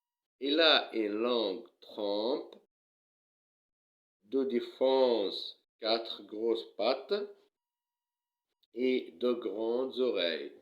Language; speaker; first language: French; non-native, local second language; Arabic